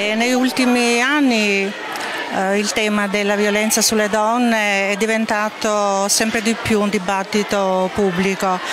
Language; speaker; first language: Italian; non-native, fluent; Albanian